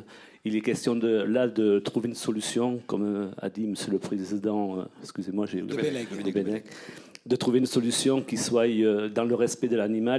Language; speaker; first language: French; native; French